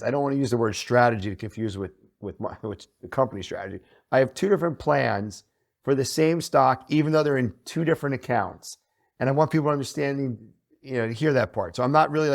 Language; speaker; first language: English; native; English